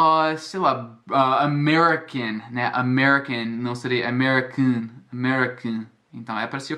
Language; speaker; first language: Portuguese; non-native, fluent; English